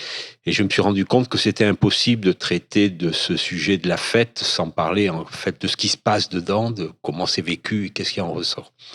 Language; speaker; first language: French; native; French